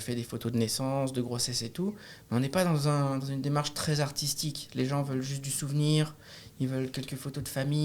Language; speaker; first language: French; native; French